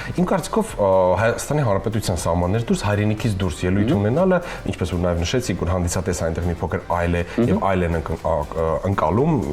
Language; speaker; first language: Armenian; native; Armenian